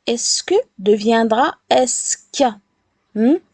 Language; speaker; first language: French; non-native, local second language; Arabic